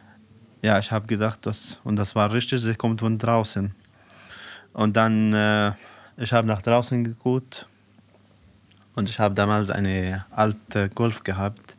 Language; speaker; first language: German; non-native, fluent; Arabic